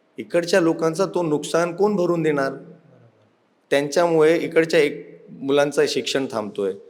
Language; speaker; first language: Marathi; non-native, local second language; Urdu